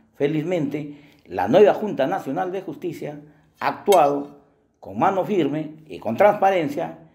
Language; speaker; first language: Spanish; native; Spanish